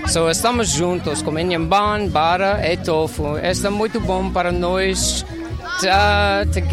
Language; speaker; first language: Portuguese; non-native, learner; English